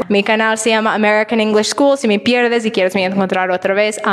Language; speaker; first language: Spanish; non-native, learner; English